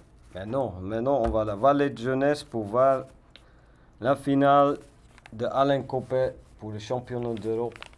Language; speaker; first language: French; non-native, learner; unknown